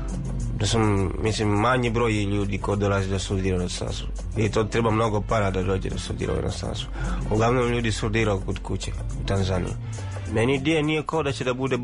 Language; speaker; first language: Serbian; non-native, learner; Swahili